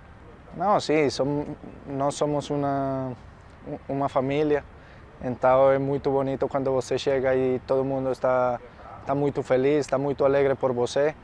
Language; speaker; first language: Portuguese; non-native, learner; Spanish